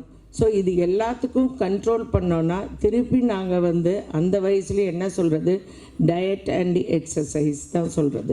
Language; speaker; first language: Tamil; native; Tamil